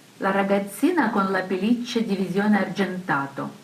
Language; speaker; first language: Italian; non-native, fluent; Ukrainian